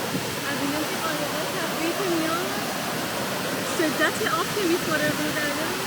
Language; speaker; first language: Persian; native; Persian